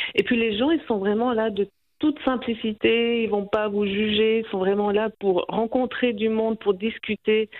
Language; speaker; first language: French; native; French